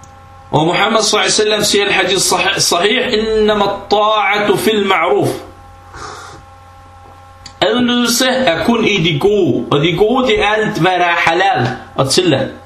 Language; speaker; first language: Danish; early bilingual, other home language; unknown